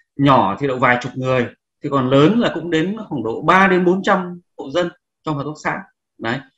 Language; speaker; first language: Vietnamese; native; Vietnamese